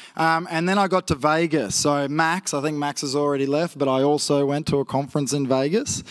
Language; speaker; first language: English; native; English